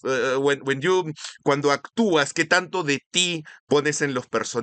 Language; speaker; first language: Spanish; native; Spanish